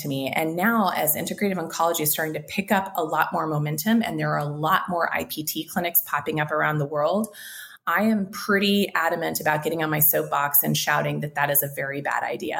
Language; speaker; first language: English; native; English